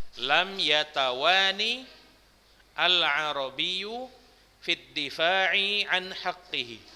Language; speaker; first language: Arabic; non-native, fluent; Indonesian